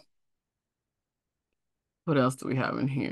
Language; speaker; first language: English; native; English